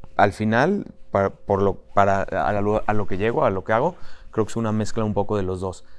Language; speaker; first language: Spanish; native; Spanish